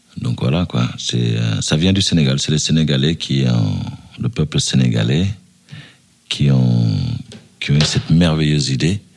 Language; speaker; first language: French; early bilingual, other home language; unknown